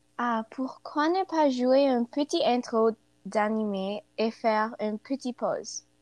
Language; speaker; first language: French; non-native, learner; English